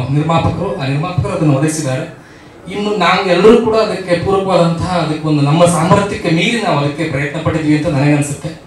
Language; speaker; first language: Kannada; native; Kannada